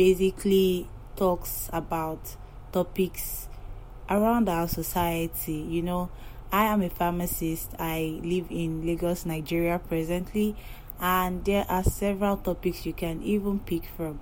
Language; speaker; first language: English; non-native, local second language; Yoruba